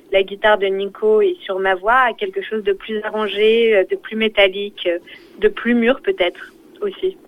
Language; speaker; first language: French; early bilingual, other home language; Portuguese